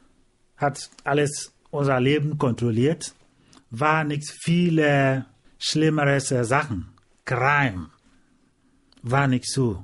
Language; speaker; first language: German; non-native, learner; Igbo